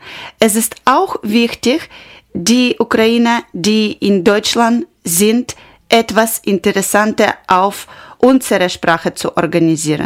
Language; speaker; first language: German; non-native, learner; Ukrainian